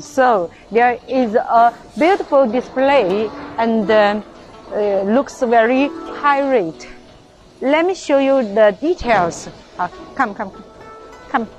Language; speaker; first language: English; non-native, learner; Chinese